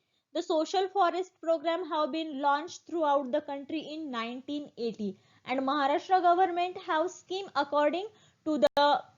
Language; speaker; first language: English; non-native, local second language; Marathi